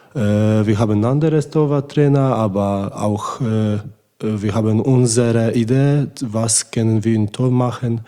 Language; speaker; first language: German; non-native, learner; Polish